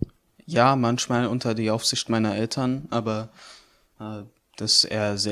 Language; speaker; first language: German; early bilingual, other home language; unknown